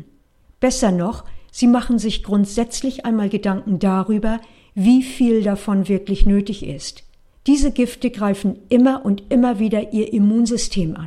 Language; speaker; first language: German; native; German